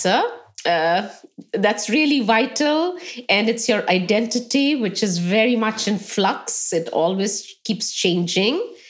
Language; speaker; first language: English; non-native, local second language; Punjabi